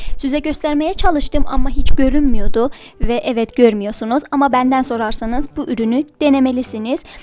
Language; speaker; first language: Turkish; non-native, fluent; Persian